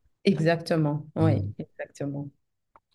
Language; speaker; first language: French; non-native, fluent; Arabic